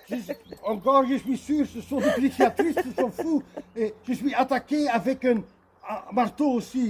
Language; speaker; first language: French; non-native, learner; Dutch